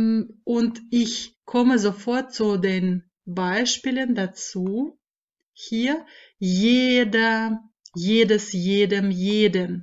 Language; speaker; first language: German; non-native, fluent; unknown